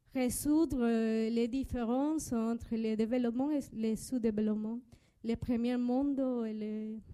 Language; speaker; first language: French; non-native, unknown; Spanish